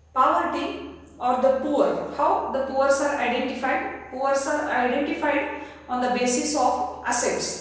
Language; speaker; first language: English; non-native, local second language; Kannada